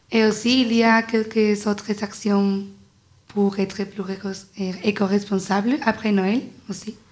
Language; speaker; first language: French; non-native, fluent; Spanish